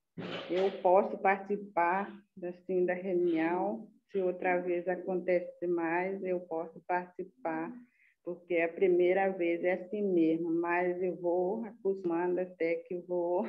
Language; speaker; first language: Portuguese; non-native, local second language; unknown